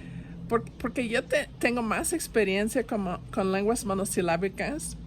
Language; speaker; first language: Spanish; non-native, fluent; English